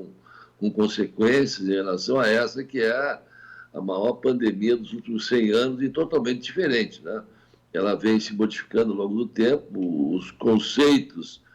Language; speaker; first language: Portuguese; native; Portuguese